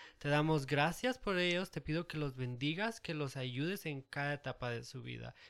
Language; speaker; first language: Spanish; early bilingual, heritage; Spanish